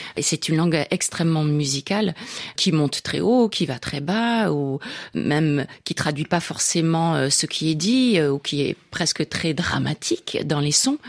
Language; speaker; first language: French; native; French